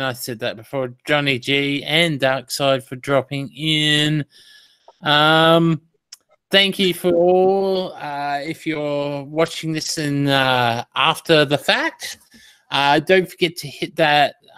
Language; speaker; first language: English; native; English